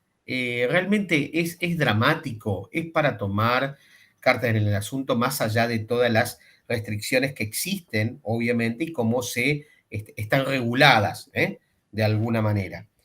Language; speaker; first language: Spanish; native; Spanish